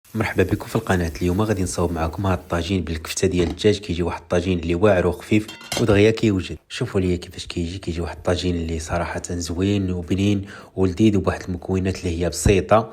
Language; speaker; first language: Arabic; native; Arabic